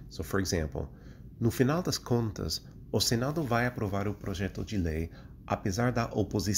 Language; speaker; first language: Portuguese; non-native, fluent; English